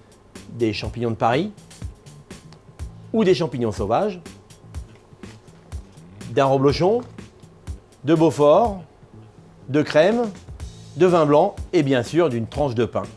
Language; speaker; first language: French; native; French